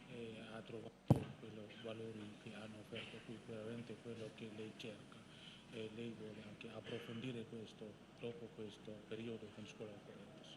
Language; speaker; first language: Italian; non-native, learner; Indonesian